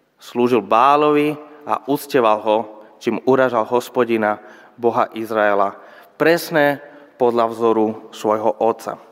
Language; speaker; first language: Slovak; non-native, fluent; Spanish